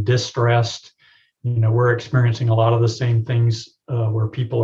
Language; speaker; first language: English; native; English